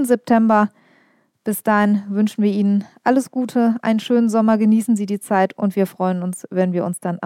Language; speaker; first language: German; native; German